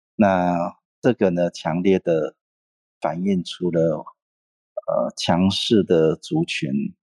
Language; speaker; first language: Chinese; non-native, local second language; Hakka Chinese